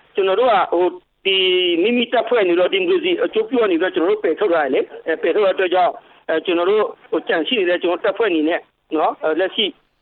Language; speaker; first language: Burmese; non-native, local second language; S'gaw Karen